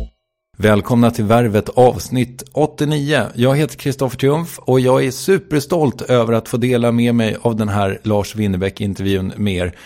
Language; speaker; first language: Swedish; native; Swedish